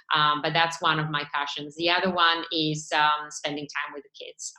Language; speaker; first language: English; non-native, fluent; Bulgarian